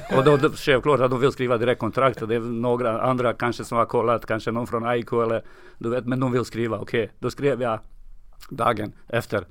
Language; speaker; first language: Swedish; non-native, fluent; Serbian